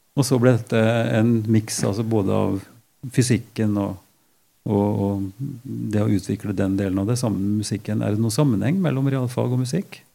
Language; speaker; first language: Norwegian; native; Norwegian